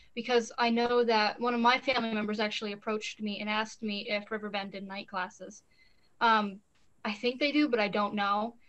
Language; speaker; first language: English; native; English